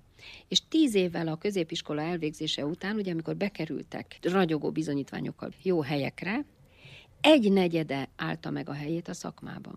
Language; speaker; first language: Hungarian; native; Hungarian